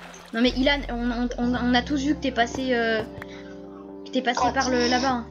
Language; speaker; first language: French; native; French